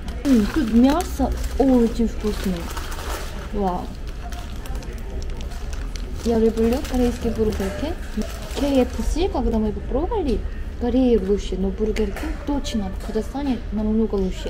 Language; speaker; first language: Russian; non-native, learner; Korean